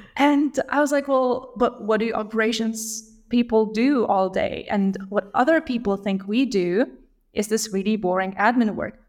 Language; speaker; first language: English; non-native, fluent; Lithuanian